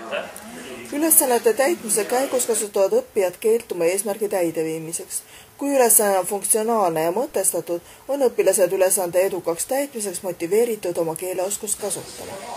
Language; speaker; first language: Estonian; native; Estonian